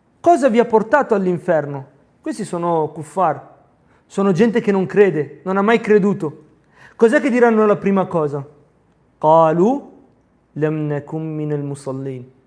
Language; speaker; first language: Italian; early bilingual, other home language; Arabic